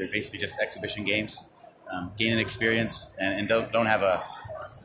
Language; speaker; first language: English; native; English